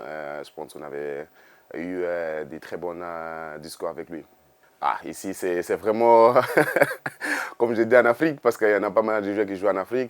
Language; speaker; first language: French; non-native, fluent; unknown